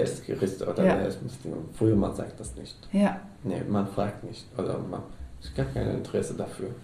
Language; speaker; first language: German; non-native, learner; Arabic